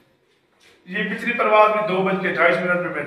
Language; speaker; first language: Hindi; non-native, local second language; Punjabi